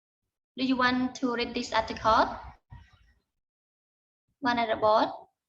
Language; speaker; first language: English; non-native, learner; Khmer